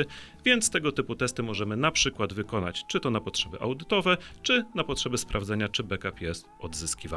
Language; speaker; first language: Polish; native; Polish